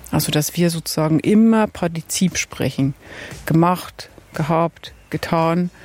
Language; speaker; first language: German; native; German